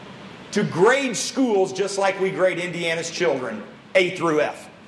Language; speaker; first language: English; native; English